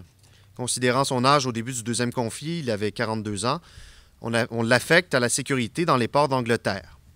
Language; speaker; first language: French; native; French